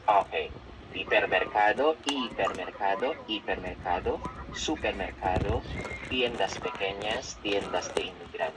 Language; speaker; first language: Spanish; non-native, fluent; Filipino